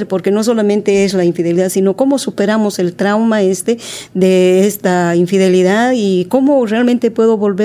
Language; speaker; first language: Spanish; native; Spanish